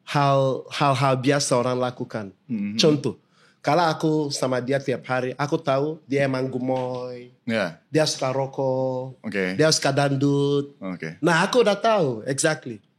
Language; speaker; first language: Indonesian; non-native, fluent; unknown